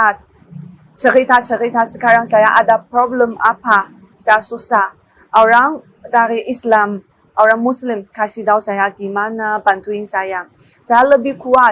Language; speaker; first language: Indonesian; non-native, learner; Chinese